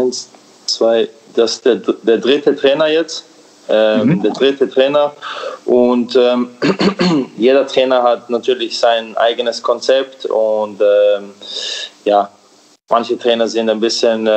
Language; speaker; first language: German; early bilingual, other home language; Serbian